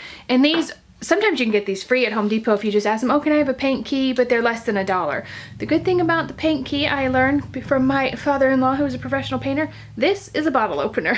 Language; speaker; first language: English; native; English